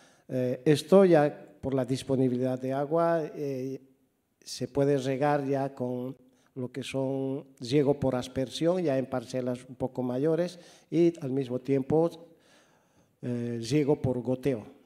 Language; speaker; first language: Spanish; native; Spanish